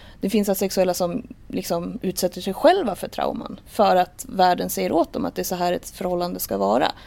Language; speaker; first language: Swedish; native; Swedish